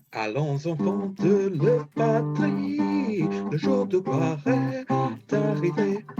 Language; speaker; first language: French; non-native, fluent; English